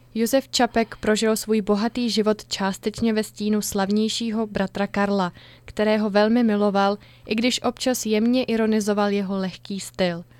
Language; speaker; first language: Czech; native; Czech